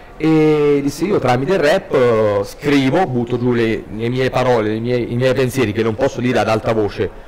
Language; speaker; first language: Italian; native; Italian